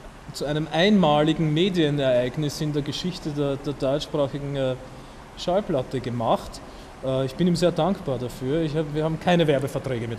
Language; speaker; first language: German; native; German